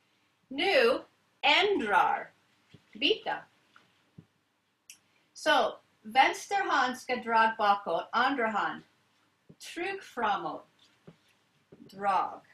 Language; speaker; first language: Swedish; non-native, learner; English